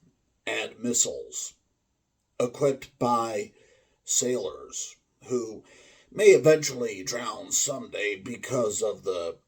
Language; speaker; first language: English; native; English